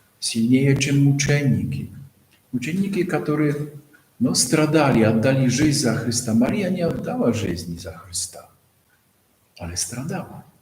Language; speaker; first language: Russian; non-native, fluent; Polish